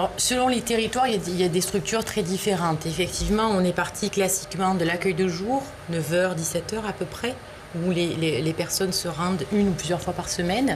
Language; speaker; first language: French; native; French